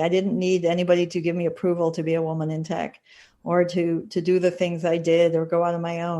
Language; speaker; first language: English; native; English